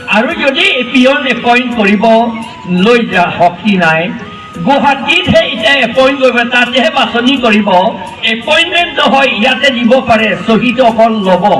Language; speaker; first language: Assamese; non-native, local second language; Karbi